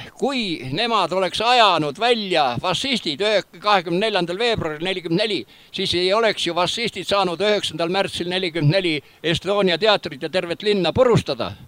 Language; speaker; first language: Estonian; native; Estonian